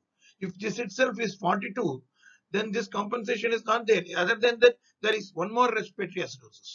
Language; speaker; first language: English; non-native, local second language; Tamil